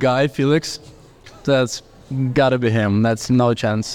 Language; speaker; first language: English; non-native, fluent; Ukrainian